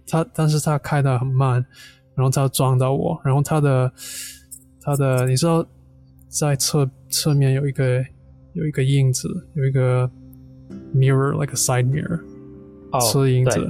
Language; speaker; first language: Chinese; non-native, fluent; English